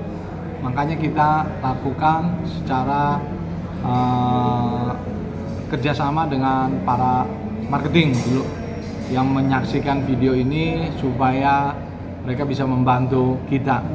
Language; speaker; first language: Indonesian; native; Indonesian